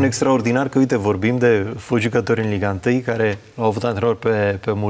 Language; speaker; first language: Romanian; native; Romanian